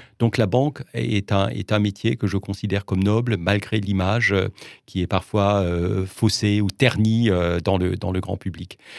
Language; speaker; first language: French; non-native, local second language; Swiss German